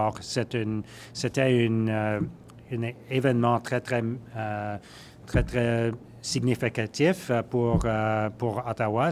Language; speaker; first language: French; non-native, learner; English